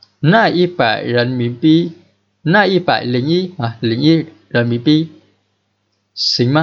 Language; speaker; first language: Chinese; non-native, fluent; Vietnamese